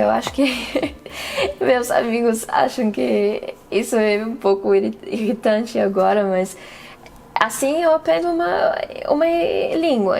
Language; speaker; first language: Portuguese; non-native, fluent; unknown